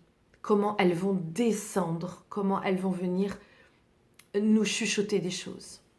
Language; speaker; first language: French; native; French